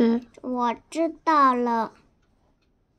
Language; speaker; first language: Chinese; non-native, learner; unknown